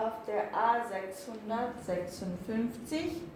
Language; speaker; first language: German; non-native, learner; Korean